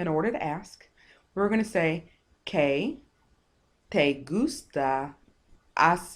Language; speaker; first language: Spanish; non-native, fluent; English